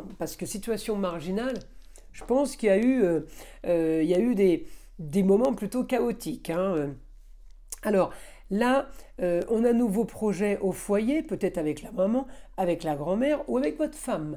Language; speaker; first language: French; native; French